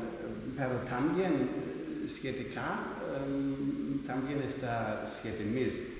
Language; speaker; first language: Spanish; non-native, learner; Dutch